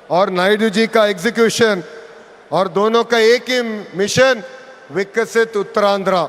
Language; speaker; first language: Hindi; non-native, local second language; Telugu